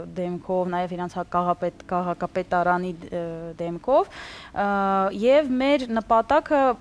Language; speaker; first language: Armenian; early bilingual, heritage; Armenian